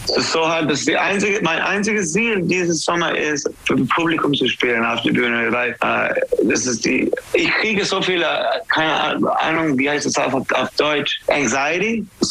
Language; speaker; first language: German; non-native, learner; English